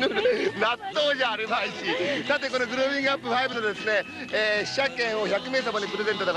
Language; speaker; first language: Japanese; native; Japanese